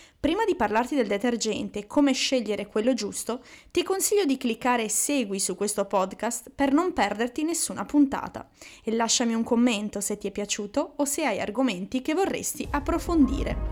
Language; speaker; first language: Italian; native; Italian